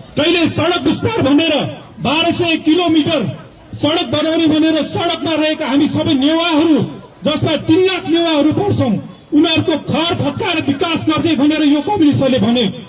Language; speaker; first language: Nepali; non-native, local second language; Newari